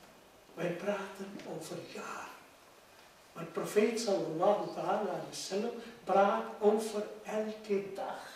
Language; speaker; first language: Dutch; non-native, fluent; Urdu